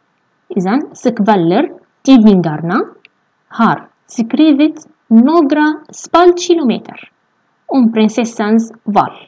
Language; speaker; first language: Swedish; non-native, fluent; Arabic